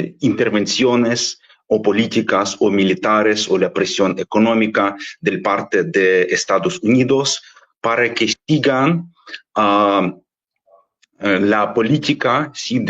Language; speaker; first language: Spanish; non-native, fluent; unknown